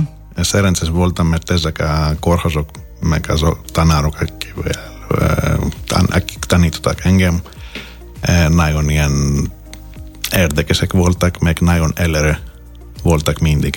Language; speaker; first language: Hungarian; non-native, fluent; Greek